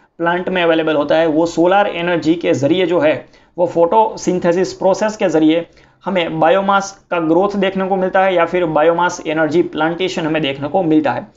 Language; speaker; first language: Hindi; non-native, local second language; Gujarati